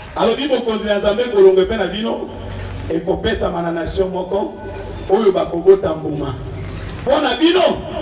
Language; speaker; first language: Lingala; native; Lingala